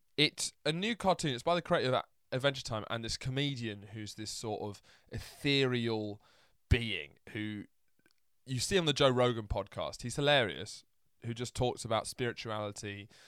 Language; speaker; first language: English; early bilingual, other home language; Italian